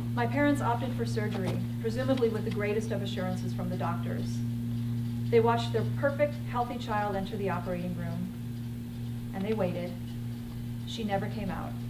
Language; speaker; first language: English; native; English